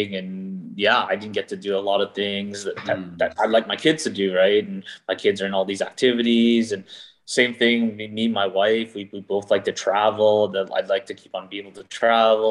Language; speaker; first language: English; native; English